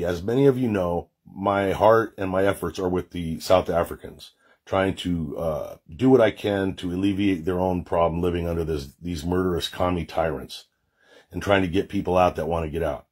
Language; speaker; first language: English; native; English